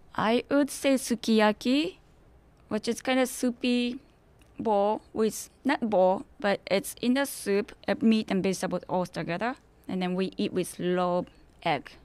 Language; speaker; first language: English; non-native, learner; Japanese